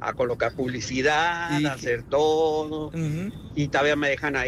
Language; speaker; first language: Spanish; native; Spanish